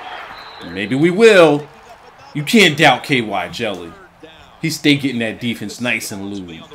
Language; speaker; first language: English; native; English